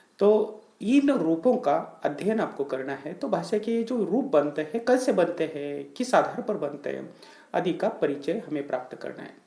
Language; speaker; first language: Hindi; non-native, local second language; Marathi